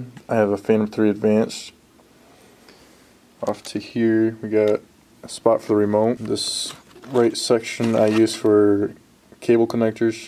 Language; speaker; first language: English; native; English